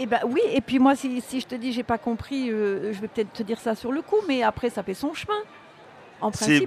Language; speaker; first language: French; native; French